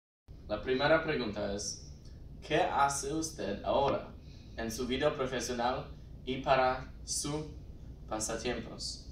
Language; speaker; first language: Spanish; non-native, learner; English